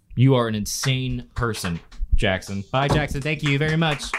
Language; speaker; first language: English; native; English